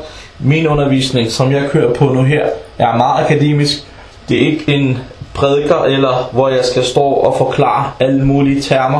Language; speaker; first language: Danish; early bilingual, other home language; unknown